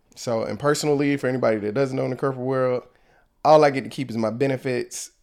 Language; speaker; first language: English; native; English